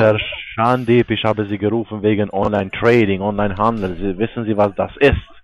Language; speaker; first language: German; non-native, learner; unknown